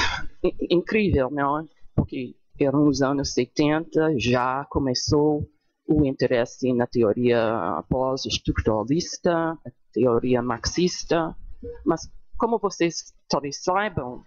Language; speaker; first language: Portuguese; non-native, fluent; English